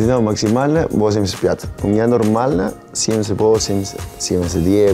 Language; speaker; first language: Russian; non-native, learner; Spanish